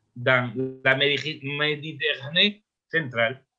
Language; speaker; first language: French; non-native, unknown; Spanish